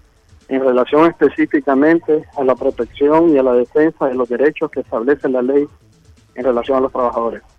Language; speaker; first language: Spanish; native; Spanish